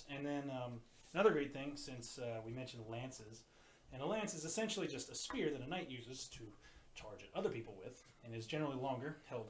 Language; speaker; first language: English; native; English